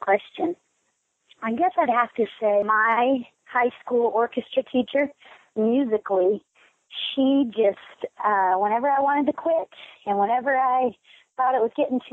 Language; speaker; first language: English; native; English